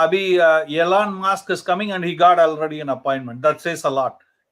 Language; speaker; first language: English; non-native, local second language; Hindi